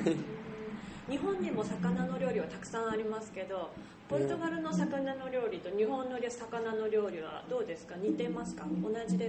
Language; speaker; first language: Japanese; native; Japanese